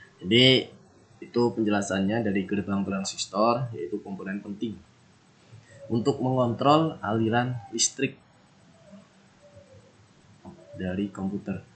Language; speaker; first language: Indonesian; native; Indonesian